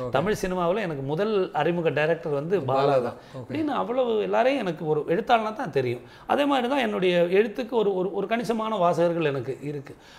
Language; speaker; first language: Tamil; non-native, local second language; Malayalam